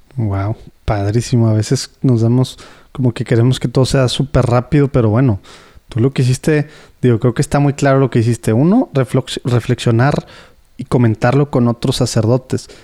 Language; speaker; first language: Spanish; native; Spanish